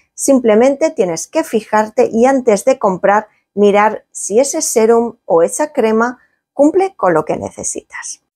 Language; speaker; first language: Spanish; native; Spanish